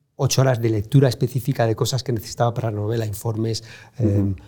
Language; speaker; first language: Spanish; native; Spanish